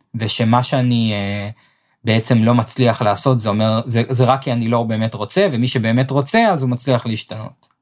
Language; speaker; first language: Hebrew; native; Hebrew